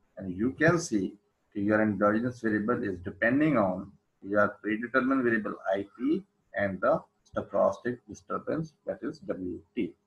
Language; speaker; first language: English; non-native, local second language; Urdu